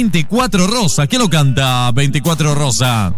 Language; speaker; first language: Spanish; native; Spanish